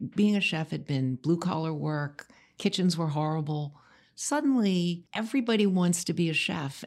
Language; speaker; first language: English; native; English